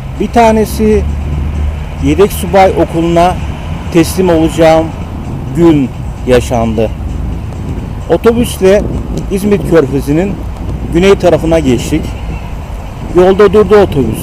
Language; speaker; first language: Turkish; native; Turkish